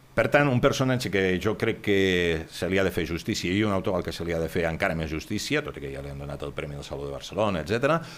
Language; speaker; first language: Catalan; native; Catalan